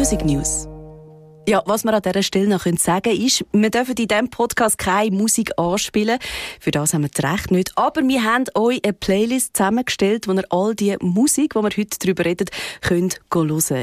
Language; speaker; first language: German; native; German